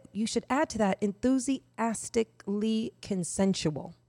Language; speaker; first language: English; native; English